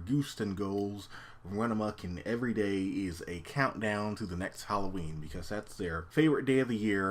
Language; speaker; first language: English; native; English